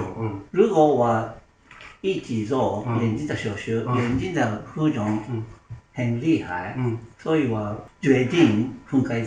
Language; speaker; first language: Chinese; non-native, learner; Japanese